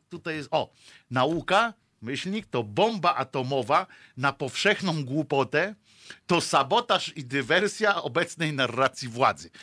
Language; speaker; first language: Polish; native; Polish